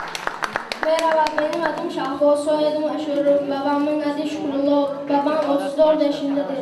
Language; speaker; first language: Turkish; non-native, learner; Tajik